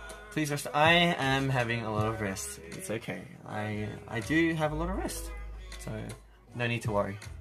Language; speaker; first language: English; early bilingual, other home language; Korean